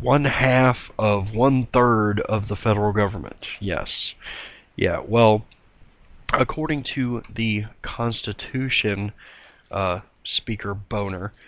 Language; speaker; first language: English; native; English